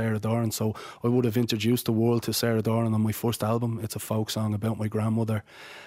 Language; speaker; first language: English; native; English